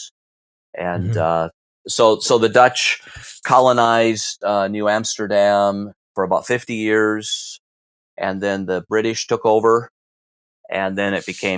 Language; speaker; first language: English; native; English